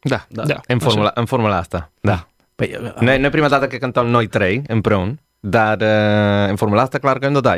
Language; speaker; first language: Romanian; non-native, learner; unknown